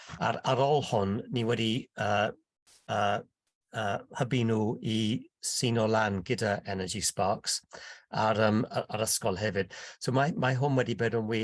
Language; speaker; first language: Welsh; non-native, local second language; English